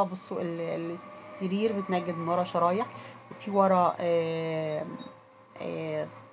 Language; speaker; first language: Arabic; native; Arabic